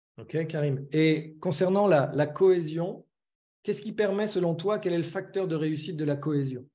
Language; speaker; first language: French; native; French